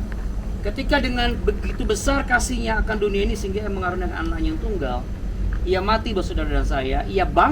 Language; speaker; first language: Indonesian; native; Indonesian